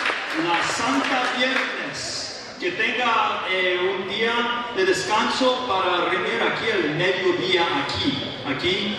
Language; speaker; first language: Spanish; non-native, learner; English